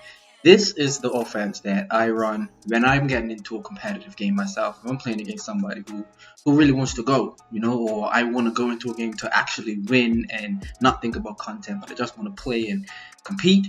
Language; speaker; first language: English; native; English